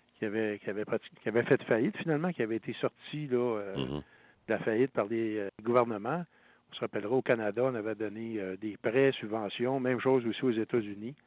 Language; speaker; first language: French; native; French